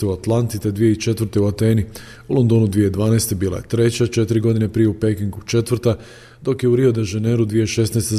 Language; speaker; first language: Croatian; native; Croatian